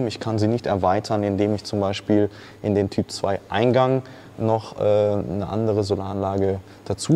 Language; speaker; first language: German; native; German